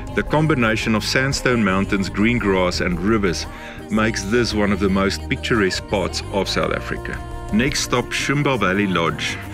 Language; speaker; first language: English; non-native, local second language; Afrikaans